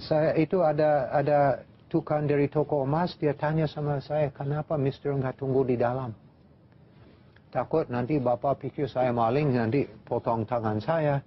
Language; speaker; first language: Indonesian; non-native, fluent; English